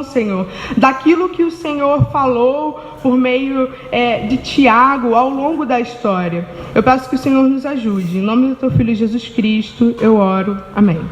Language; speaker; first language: Portuguese; native; Portuguese